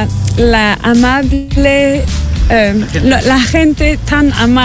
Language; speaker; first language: Spanish; non-native, learner; French